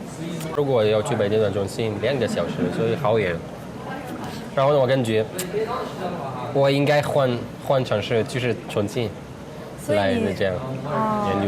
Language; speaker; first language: Chinese; non-native, learner; Arabic